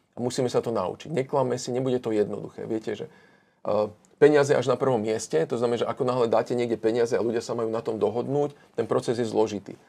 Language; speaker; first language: Slovak; native; Slovak